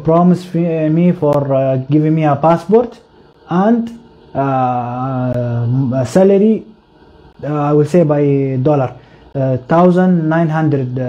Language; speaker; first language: English; non-native, local second language; Somali